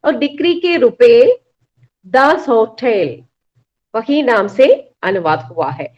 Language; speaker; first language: Hindi; non-native, local second language; Malayalam